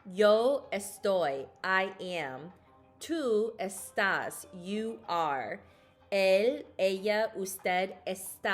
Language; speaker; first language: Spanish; non-native, learner; English